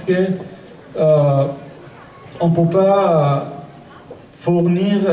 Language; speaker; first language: French; non-native, learner; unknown